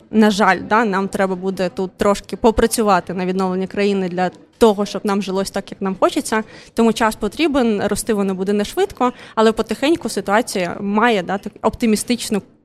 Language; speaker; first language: Ukrainian; non-native, local second language; Russian